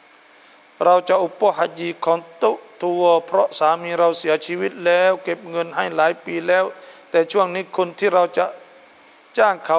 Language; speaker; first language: Thai; non-native, local second language; Malay